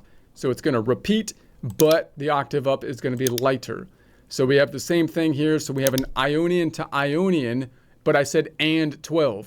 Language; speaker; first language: English; native; English